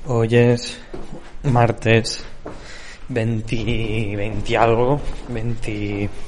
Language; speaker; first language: Spanish; non-native, local second language; Catalan